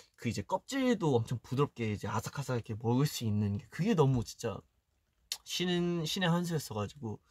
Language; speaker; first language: Korean; early bilingual, heritage; Korean